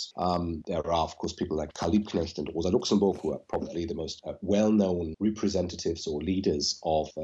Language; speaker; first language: English; non-native, fluent; German